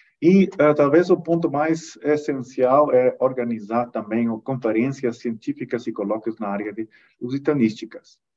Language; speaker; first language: Portuguese; non-native, fluent; German